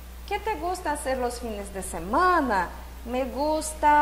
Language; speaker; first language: Spanish; non-native, fluent; Portuguese